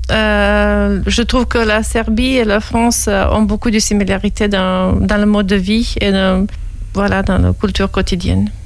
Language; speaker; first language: French; non-native, fluent; Serbian